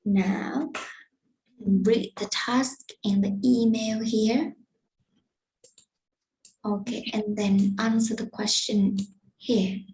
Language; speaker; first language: English; non-native, fluent; Vietnamese